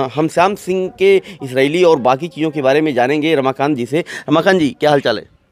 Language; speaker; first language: Hindi; native; Hindi